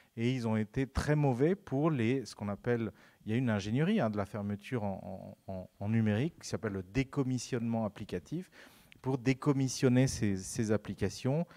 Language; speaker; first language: French; non-native, fluent; Spanish